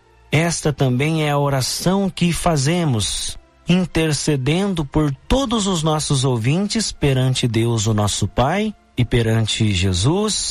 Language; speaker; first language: Portuguese; native; Portuguese